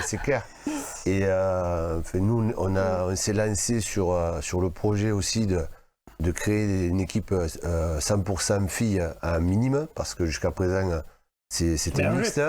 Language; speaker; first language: French; native; French